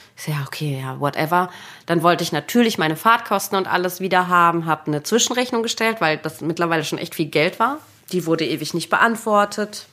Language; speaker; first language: German; native; German